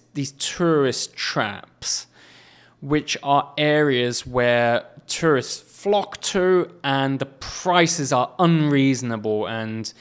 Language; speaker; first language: English; native; English